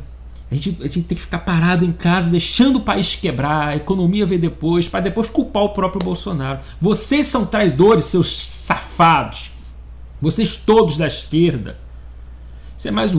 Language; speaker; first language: Portuguese; native; Portuguese